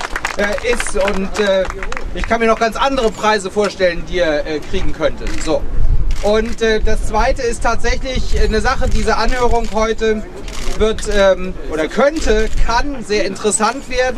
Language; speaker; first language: German; native; German